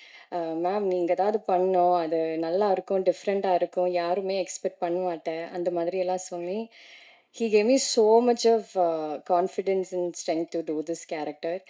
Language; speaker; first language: Tamil; non-native, learner; Malayalam